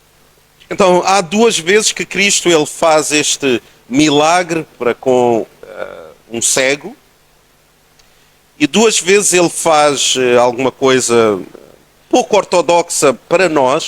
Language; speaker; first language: Portuguese; native; Portuguese